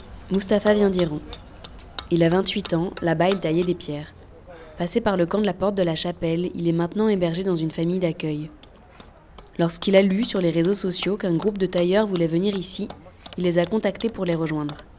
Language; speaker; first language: French; native; French